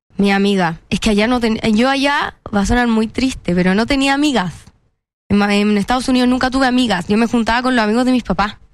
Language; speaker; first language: Spanish; native; Spanish